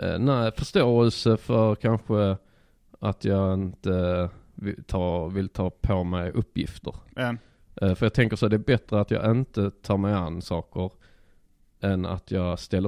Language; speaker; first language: Swedish; native; Swedish